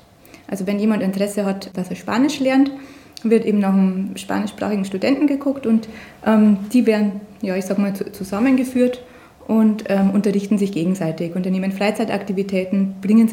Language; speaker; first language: German; native; German